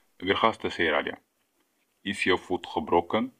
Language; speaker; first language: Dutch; non-native, fluent; Tigrinya